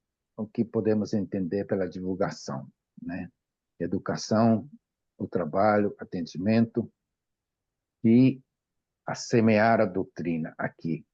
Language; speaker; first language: Portuguese; non-native, fluent; Japanese